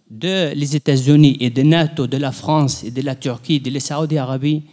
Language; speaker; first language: French; non-native, fluent; Arabic